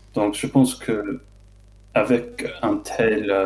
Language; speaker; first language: French; non-native, fluent; English